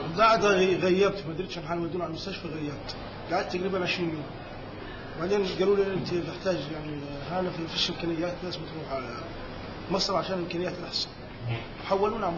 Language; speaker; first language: Arabic; native; Arabic